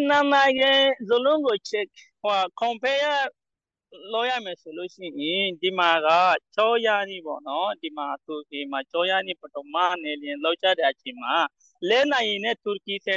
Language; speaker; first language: Burmese; non-native, local second language; Rohingya